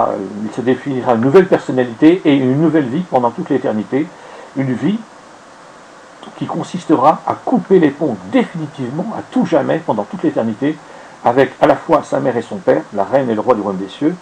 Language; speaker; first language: French; native; French